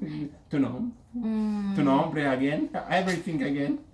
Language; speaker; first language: English; non-native, learner; Portuguese